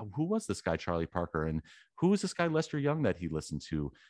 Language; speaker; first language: English; native; English